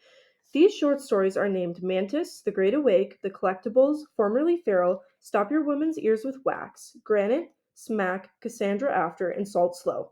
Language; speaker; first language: English; native; English